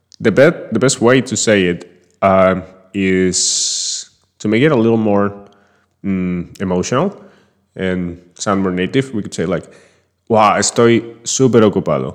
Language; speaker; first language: English; non-native, fluent; Spanish